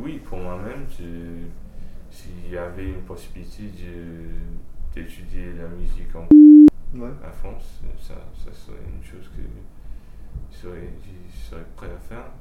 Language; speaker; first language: French; early bilingual, heritage; French